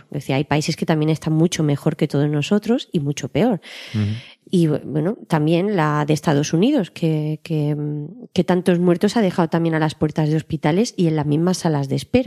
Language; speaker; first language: Spanish; native; Spanish